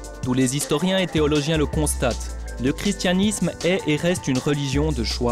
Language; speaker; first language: French; native; French